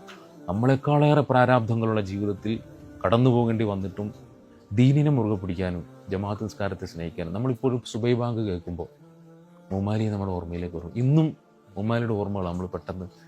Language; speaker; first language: Malayalam; native; Malayalam